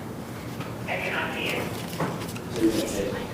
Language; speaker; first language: Spanish; non-native, fluent; English